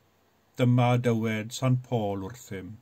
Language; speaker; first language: Welsh; native; Welsh